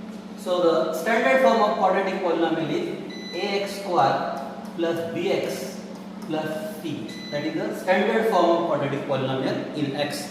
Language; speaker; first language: English; non-native, local second language; Marathi